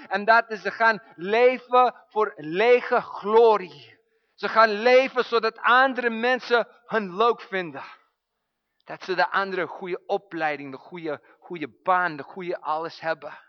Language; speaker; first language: Dutch; non-native, fluent; English